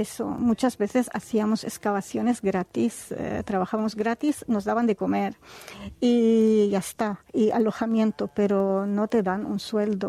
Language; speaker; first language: Spanish; non-native, fluent; Arabic